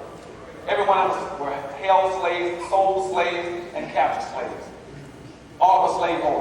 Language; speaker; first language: English; native; English